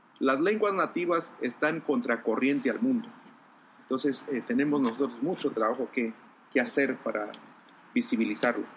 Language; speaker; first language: Spanish; non-native, local second language; Zapotec